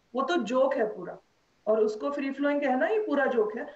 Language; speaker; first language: Hindi; non-native, local second language; Marathi